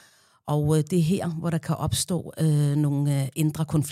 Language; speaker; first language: Danish; non-native, fluent; Arabic